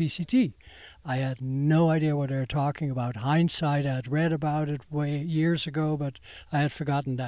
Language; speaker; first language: English; non-native, fluent; Dutch